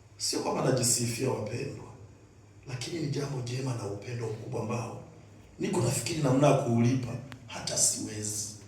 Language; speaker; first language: Swahili; native; Swahili